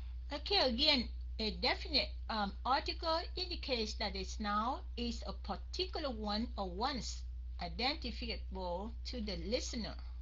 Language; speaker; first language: English; non-native, fluent; Vietnamese